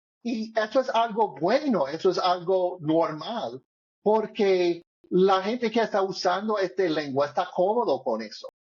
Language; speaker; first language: Spanish; non-native, learner; English